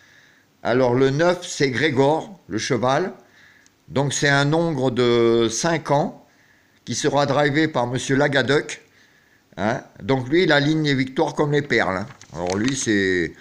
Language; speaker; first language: French; native; French